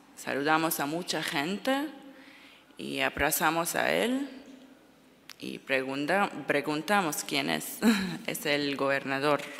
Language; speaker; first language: Spanish; non-native, learner; Arabic